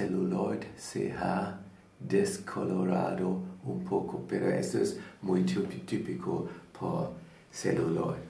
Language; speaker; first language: Spanish; non-native, learner; German